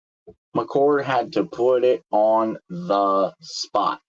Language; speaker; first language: English; native; English